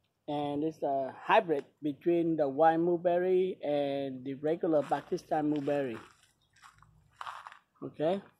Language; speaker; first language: English; non-native, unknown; Vietnamese